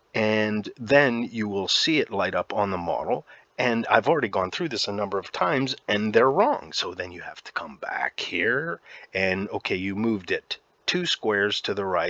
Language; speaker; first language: English; native; English